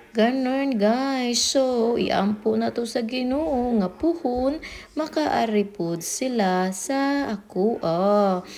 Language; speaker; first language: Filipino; non-native, local second language; Cebuano